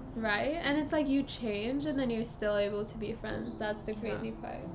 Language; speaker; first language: English; native; English